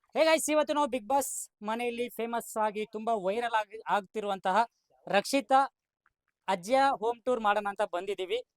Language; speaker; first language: Kannada; native; Kannada